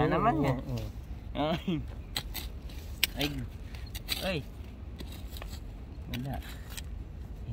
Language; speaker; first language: Korean; non-native, learner; Filipino